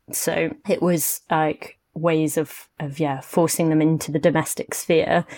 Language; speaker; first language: English; native; English